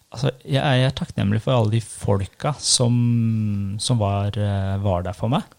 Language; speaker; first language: Norwegian; early bilingual, other home language; Persian